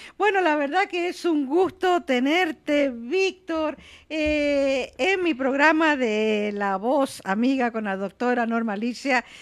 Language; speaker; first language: Spanish; native; Spanish